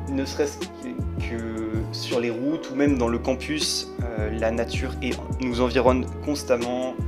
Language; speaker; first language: French; native; French